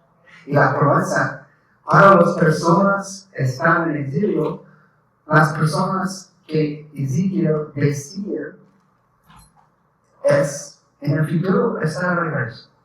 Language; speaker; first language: Spanish; non-native, learner; English